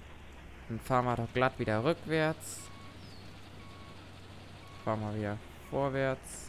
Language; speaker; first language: German; native; German